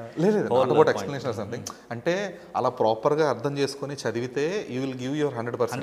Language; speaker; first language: Telugu; native; Telugu